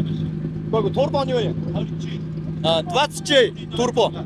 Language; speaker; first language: Russian; non-native, fluent; Mongolian